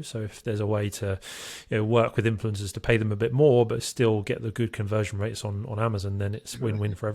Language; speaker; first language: English; native; English